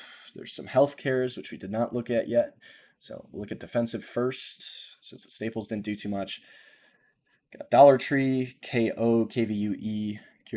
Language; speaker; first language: English; native; English